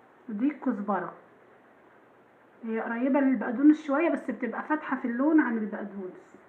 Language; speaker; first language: Arabic; native; Arabic